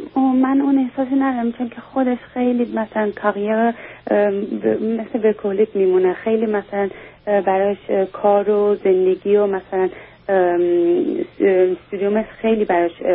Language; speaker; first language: Persian; early bilingual, heritage; Persian